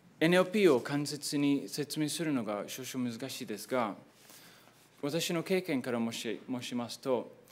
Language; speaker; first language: Japanese; non-native, fluent; English